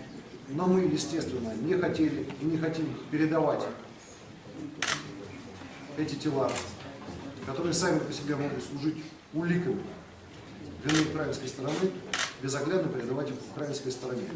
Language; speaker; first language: Russian; native; Russian